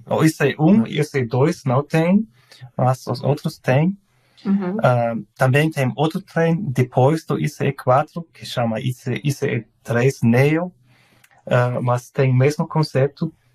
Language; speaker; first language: Portuguese; non-native, learner; German